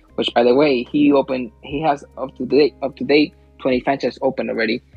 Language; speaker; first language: English; early bilingual, other home language; Spanish